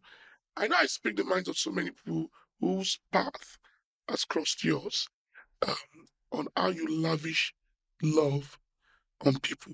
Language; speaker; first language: English; non-native, local second language; Yoruba